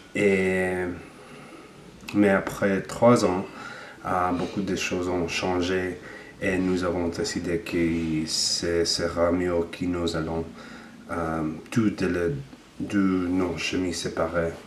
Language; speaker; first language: French; non-native, learner; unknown